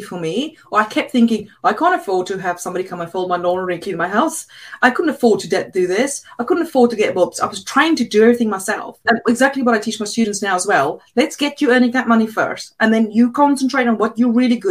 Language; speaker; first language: English; non-native, local second language; Afrikaans